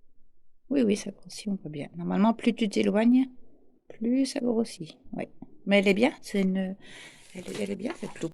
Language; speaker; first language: French; native; French